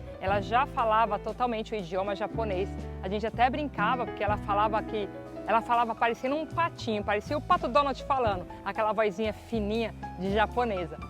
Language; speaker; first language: Portuguese; native; Portuguese